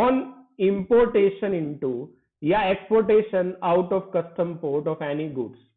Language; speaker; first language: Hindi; native; Hindi